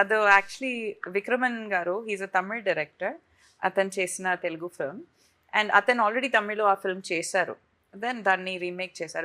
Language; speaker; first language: Telugu; non-native, fluent; Tamil